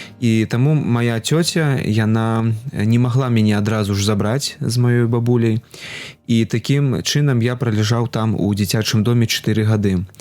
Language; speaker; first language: Belarusian; non-native, local second language; Russian